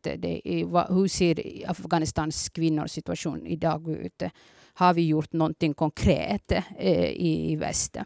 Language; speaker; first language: Swedish; early bilingual, other home language; Somali